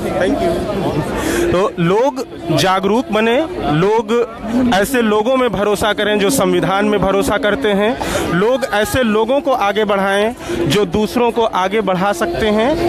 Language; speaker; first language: Hindi; native; Hindi